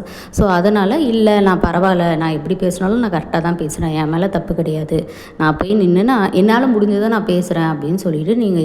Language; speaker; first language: Tamil; native; Tamil